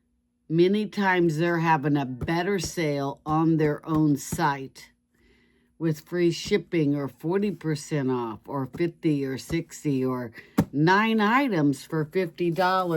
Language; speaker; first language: English; native; English